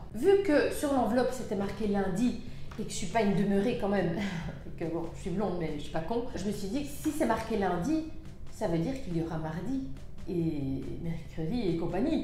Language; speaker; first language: French; native; French